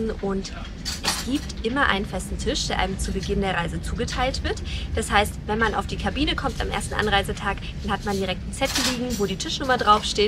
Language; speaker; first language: German; native; German